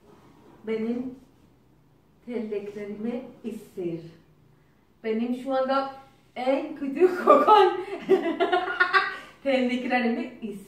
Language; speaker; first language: Turkish; non-native, learner; Azerbaijani